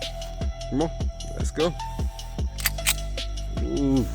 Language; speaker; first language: English; native; English